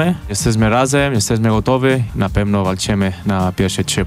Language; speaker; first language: Polish; non-native, learner; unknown